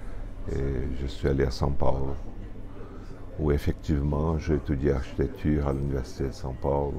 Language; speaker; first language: French; non-native, fluent; Portuguese